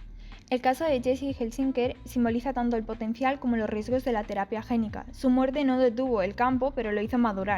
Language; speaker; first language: Spanish; native; Spanish